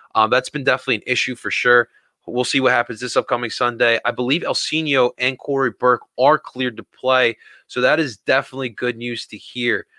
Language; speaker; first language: English; native; English